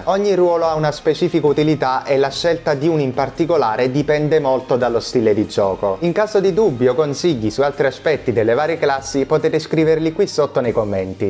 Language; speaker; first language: Italian; native; Italian